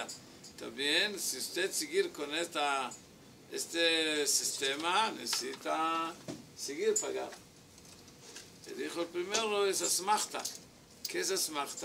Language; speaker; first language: Spanish; non-native, learner; Hebrew